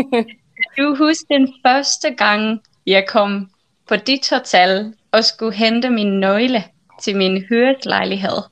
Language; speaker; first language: Danish; non-native, fluent; Finnish